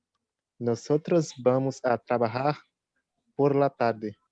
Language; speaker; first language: Spanish; non-native, learner; Portuguese